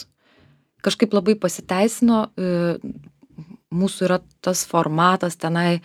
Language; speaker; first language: Lithuanian; native; Lithuanian